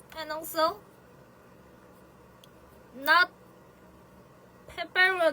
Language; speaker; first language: English; non-native, learner; Korean